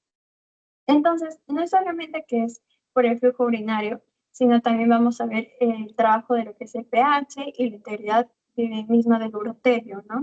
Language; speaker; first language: Spanish; native; Spanish